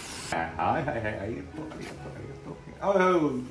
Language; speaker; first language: Japanese; native; Japanese